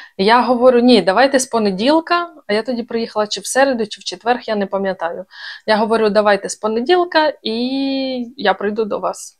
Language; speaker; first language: Ukrainian; native; Ukrainian